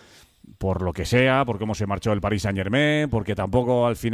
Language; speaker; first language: Spanish; native; Spanish